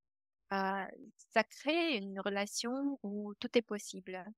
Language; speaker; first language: French; non-native, fluent; Romanian